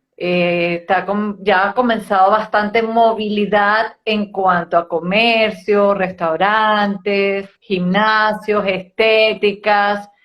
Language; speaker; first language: Spanish; native; Spanish